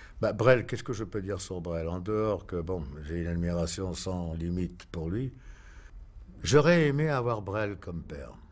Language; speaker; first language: French; native; French